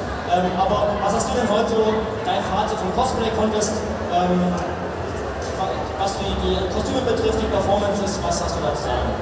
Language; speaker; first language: German; native; German